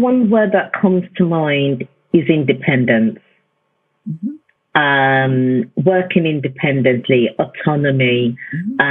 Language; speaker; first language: English; non-native, local second language; Yoruba